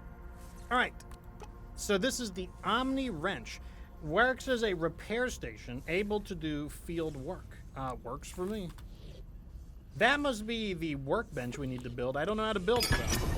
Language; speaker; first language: English; native; English